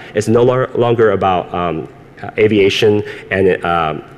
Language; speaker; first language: English; early bilingual, other home language; Cantonese